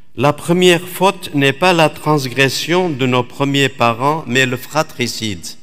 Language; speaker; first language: French; non-native, fluent; Aramaic